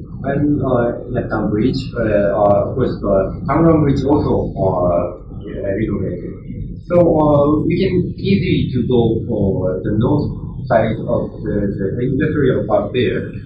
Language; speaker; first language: English; non-native, learner; Japanese